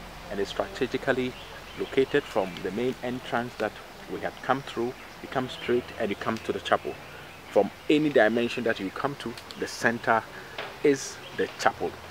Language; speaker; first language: English; non-native, local second language; Akan